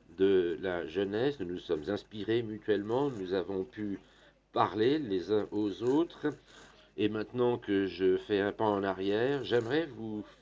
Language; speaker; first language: French; non-native, fluent; German